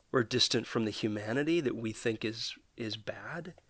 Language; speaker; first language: English; native; English